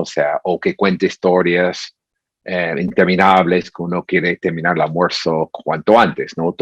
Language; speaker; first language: Spanish; non-native, fluent; English